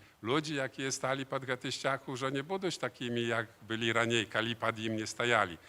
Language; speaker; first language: Polish; non-native, learner; Belarusian